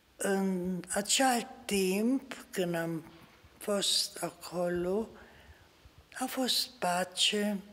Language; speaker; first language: Romanian; non-native, local second language; German